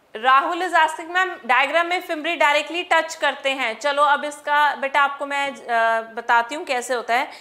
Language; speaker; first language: Hindi; non-native, local second language; Punjabi